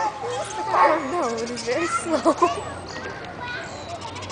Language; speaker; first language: English; native; English